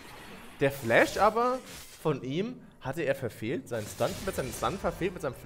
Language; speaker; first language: German; native; German